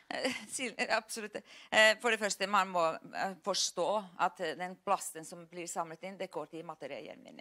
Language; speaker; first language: Norwegian; non-native, fluent; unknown